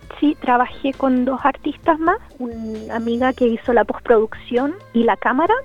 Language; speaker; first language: Spanish; native; Spanish